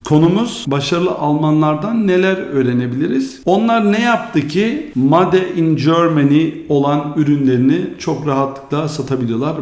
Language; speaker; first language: Turkish; early bilingual, heritage; Turkish